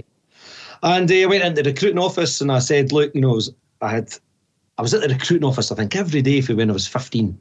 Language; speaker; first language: English; native; English